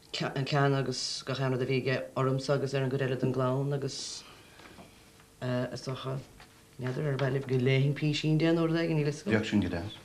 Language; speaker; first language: Irish; native; Irish